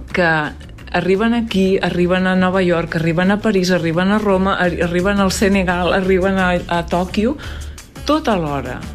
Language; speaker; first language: Catalan; native; Catalan